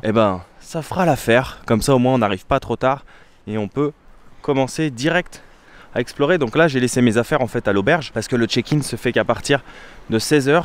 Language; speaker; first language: French; native; French